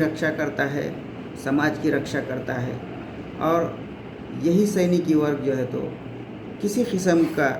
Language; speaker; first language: Hindi; non-native, local second language; Marathi